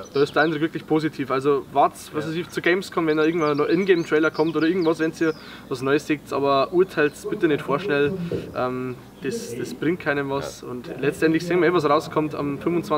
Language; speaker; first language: German; native; German